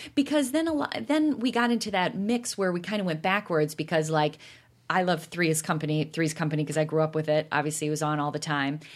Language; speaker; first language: English; native; English